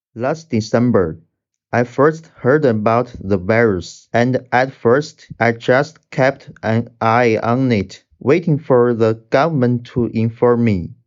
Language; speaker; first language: English; non-native, fluent; Chinese